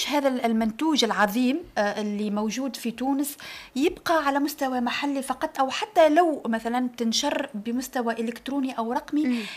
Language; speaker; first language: Arabic; native; Arabic